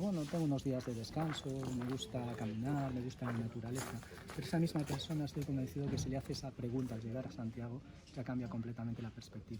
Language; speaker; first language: Spanish; native; Spanish